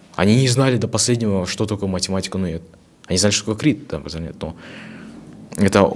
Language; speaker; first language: Russian; non-native, local second language; Kazakh